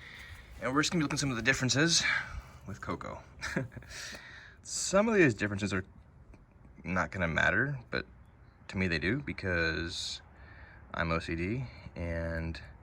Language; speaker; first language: English; native; English